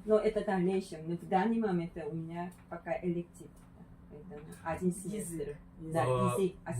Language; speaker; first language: Russian; non-native, fluent; Korean